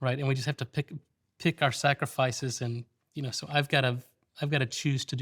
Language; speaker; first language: English; native; English